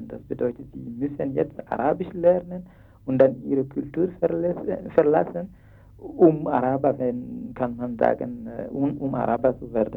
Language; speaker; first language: German; non-native, fluent; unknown